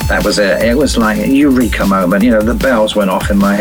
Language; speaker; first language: English; native; English